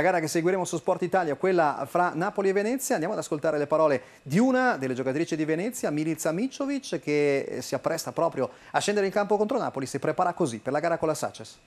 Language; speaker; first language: Italian; native; Italian